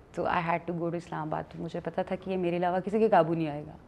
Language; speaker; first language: Urdu; native; Urdu